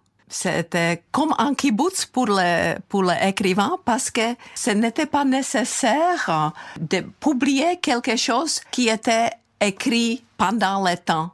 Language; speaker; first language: French; non-native, fluent; Czech